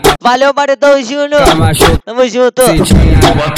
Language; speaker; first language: Portuguese; native; Portuguese